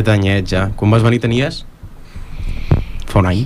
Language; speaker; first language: Catalan; native; Catalan